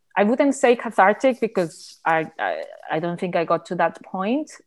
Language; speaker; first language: English; non-native, fluent; Spanish